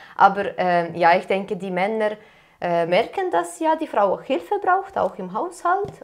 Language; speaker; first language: German; non-native, fluent; Ukrainian